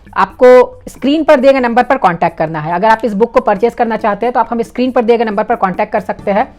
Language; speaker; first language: Hindi; native; Hindi